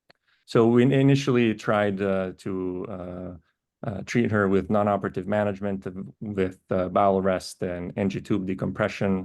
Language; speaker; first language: English; native; English